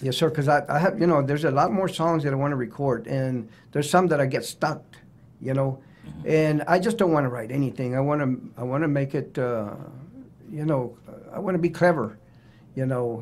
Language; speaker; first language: English; native; English